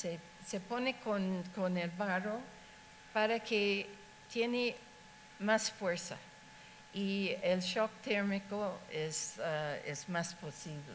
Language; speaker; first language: Spanish; non-native, fluent; English